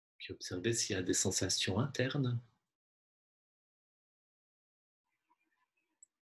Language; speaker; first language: French; native; French